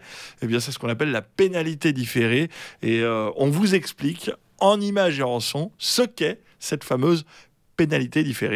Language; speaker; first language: French; native; French